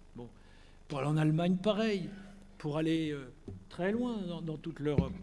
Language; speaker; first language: French; native; French